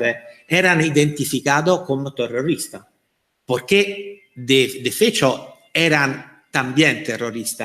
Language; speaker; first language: Spanish; non-native, fluent; Italian